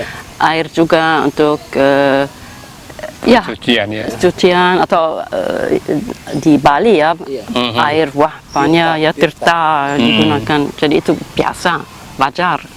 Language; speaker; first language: Indonesian; non-native, fluent; German